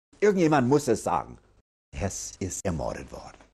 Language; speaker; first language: German; non-native, fluent; English